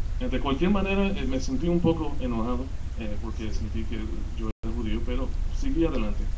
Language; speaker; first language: Spanish; early bilingual, heritage; Spanish